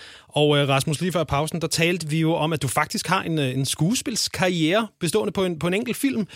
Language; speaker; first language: Danish; native; Danish